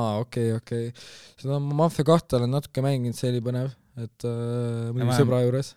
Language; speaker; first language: Estonian; native; Estonian